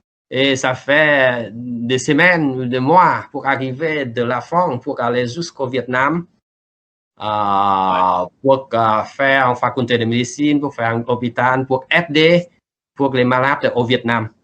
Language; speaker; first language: French; non-native, learner; Vietnamese